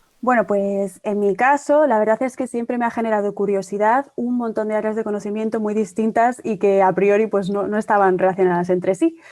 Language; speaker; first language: Spanish; native; Spanish